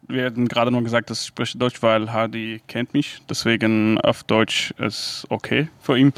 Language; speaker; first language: German; non-native, fluent; Kurdish